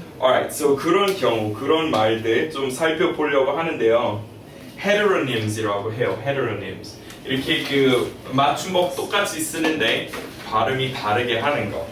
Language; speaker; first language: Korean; non-native, fluent; English